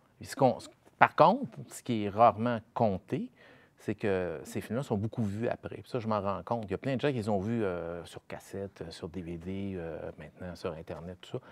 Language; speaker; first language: French; native; French